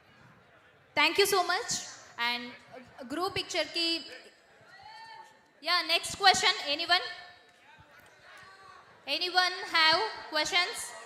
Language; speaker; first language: Telugu; native; Telugu